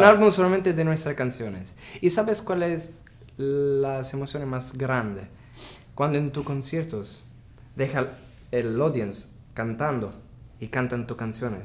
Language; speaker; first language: Spanish; non-native, fluent; Italian